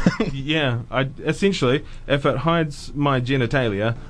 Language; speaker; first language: English; native; English